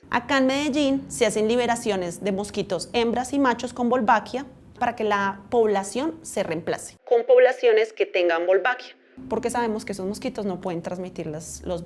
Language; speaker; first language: Spanish; native; Spanish